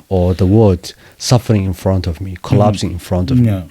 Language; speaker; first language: English; non-native, fluent; Somali